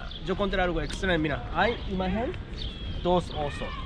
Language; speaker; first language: Spanish; non-native, learner; Japanese